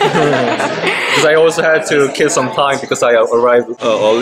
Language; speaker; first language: English; non-native, fluent; Korean